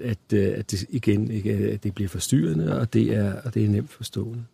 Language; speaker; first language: Danish; native; Danish